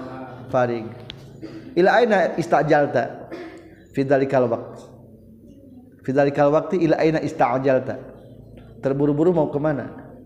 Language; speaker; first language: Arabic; non-native, learner; Indonesian